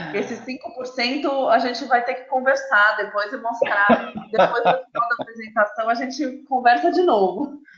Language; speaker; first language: Portuguese; native; Portuguese